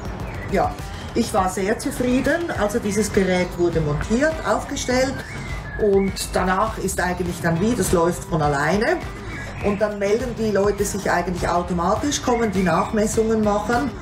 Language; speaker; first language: German; native; German